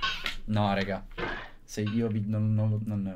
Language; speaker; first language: Italian; native; Italian